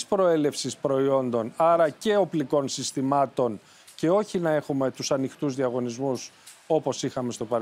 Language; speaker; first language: Greek; native; Greek